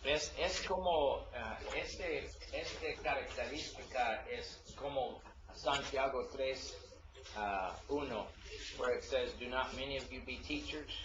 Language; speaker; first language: Spanish; non-native, learner; English